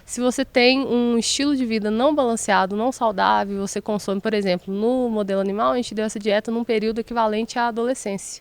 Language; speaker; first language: Portuguese; native; Portuguese